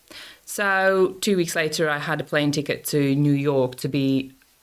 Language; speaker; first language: English; non-native, fluent; Latvian